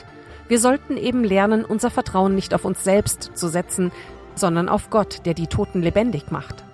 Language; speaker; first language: German; native; German